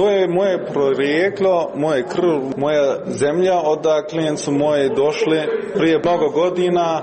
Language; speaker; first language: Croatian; early bilingual, heritage; Croatian